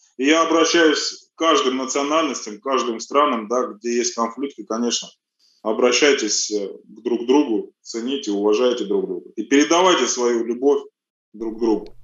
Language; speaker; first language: Russian; early bilingual, other home language; Armenian